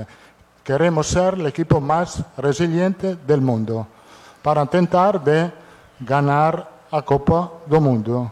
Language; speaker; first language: Portuguese; non-native, fluent; Italian